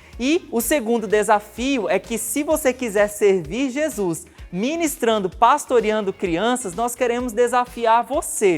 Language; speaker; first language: Portuguese; native; Portuguese